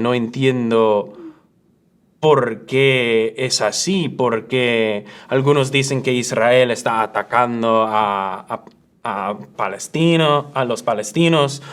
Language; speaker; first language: Spanish; early bilingual, other home language; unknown